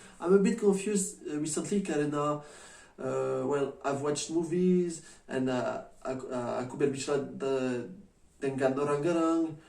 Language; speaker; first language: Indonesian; non-native, learner; French